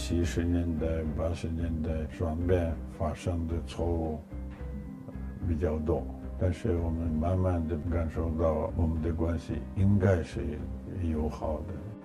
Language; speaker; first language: Chinese; non-native, fluent; Russian